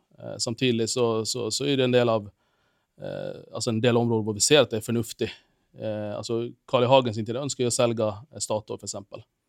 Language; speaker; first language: Norwegian; non-native, fluent; Finnish